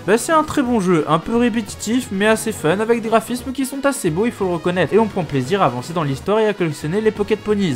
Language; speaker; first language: French; native; French